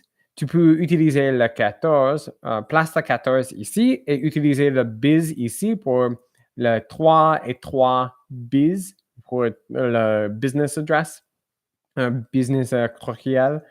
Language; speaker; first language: French; non-native, learner; English